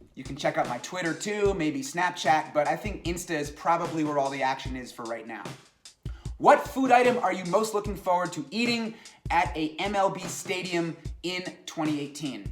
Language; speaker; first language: English; native; English